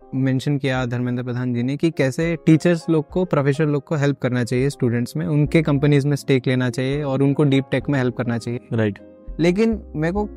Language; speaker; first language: Hindi; non-native, local second language; Odia